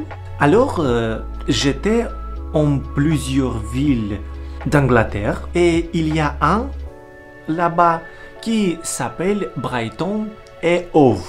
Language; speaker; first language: French; non-native, learner; Russian